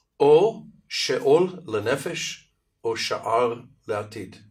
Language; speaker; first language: Hebrew; non-native, fluent; Russian